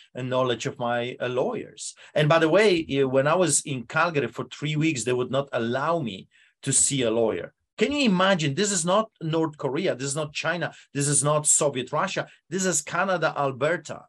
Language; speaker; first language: English; non-native, fluent; Polish